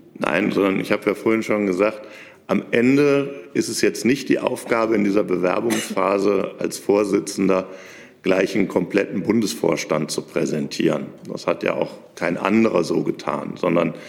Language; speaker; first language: German; native; German